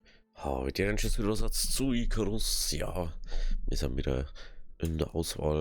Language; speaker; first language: German; native; German